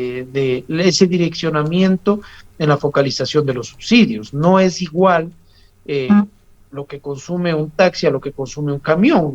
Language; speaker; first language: Spanish; native; Spanish